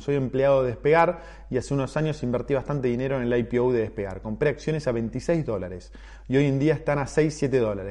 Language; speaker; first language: Spanish; native; Spanish